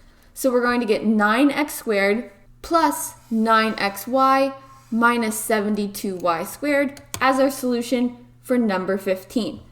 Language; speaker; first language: English; native; English